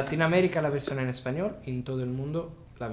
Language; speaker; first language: Spanish; non-native, fluent; Italian